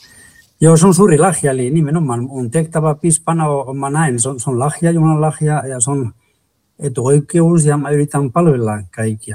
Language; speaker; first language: Finnish; non-native, fluent; Spanish